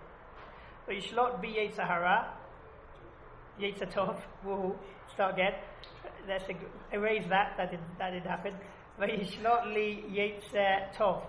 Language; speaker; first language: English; native; English